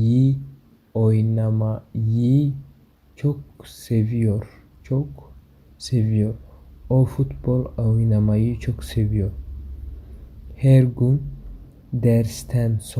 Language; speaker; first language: Turkish; non-native, fluent; Somali